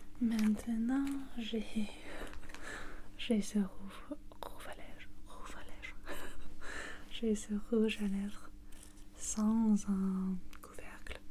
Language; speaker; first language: French; non-native, learner; English